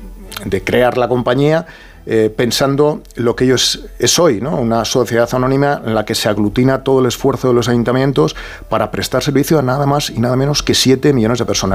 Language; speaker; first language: Spanish; native; Spanish